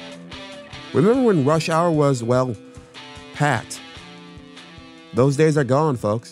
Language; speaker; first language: English; native; English